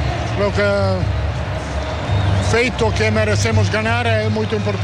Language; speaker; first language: Portuguese; non-native, learner; Italian